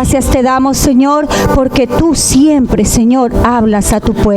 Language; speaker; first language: Spanish; native; Spanish